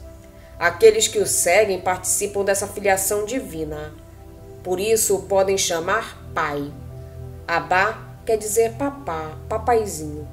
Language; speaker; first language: Portuguese; native; Portuguese